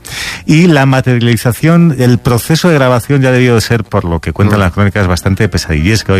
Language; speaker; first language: Spanish; native; Spanish